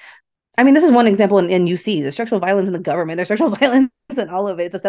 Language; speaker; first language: English; native; English